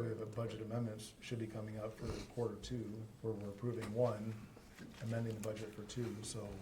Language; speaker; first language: English; native; English